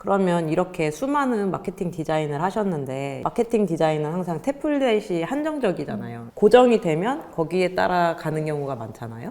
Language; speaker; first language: Korean; native; Korean